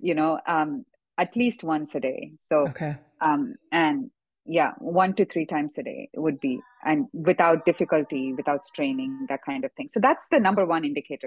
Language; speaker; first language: English; non-native, local second language; Tamil